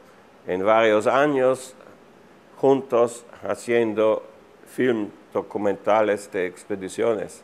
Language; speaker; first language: Spanish; non-native, fluent; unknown